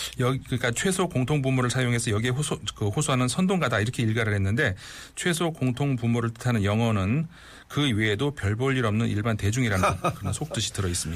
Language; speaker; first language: Korean; native; Korean